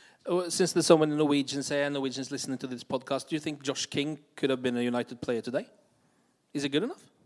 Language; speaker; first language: English; non-native, fluent; Norwegian